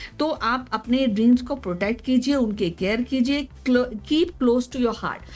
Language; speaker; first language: Hindi; native; Hindi